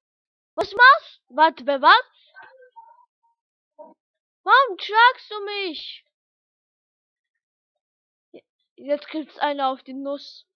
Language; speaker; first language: German; early bilingual, other home language; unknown